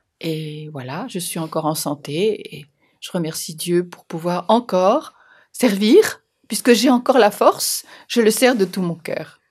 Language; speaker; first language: French; native; French